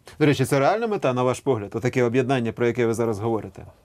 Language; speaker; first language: Ukrainian; native; Ukrainian